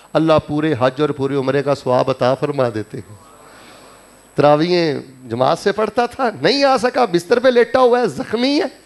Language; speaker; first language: Urdu; non-native, local second language; Punjabi